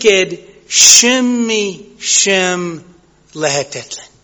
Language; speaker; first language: Hungarian; non-native, fluent; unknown